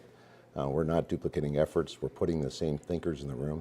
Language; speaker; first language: English; native; English